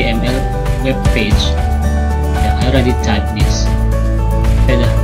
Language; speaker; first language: English; non-native, learner; Indonesian